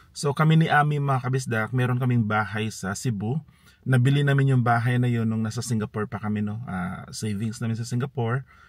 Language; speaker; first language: Filipino; non-native, local second language; Cebuano